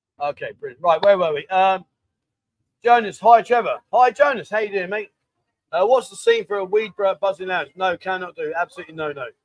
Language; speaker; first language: English; native; English